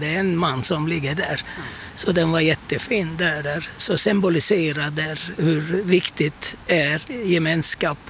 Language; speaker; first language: Swedish; non-native, fluent; Turkish